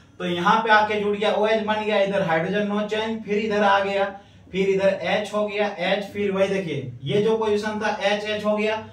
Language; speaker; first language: Hindi; native; Hindi